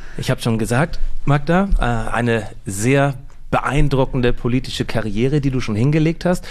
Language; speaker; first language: German; native; German